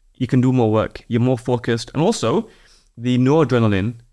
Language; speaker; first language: English; native; English